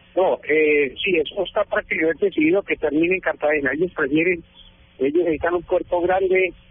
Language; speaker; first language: Spanish; native; Spanish